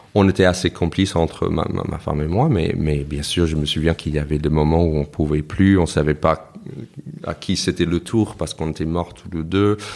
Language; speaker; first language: French; non-native, fluent; English